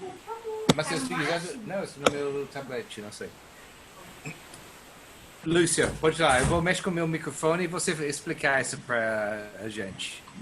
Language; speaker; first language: Portuguese; non-native, learner; English